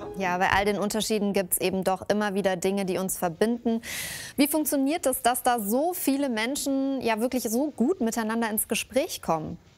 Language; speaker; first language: German; native; German